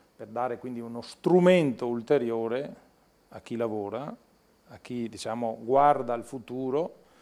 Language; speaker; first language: Italian; native; Italian